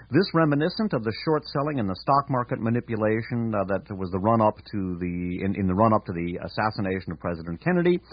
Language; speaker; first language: English; native; English